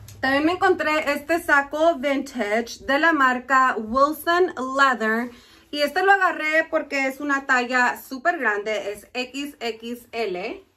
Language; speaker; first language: Spanish; early bilingual, heritage; Spanish